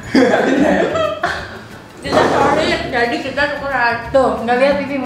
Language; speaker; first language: Indonesian; native; Indonesian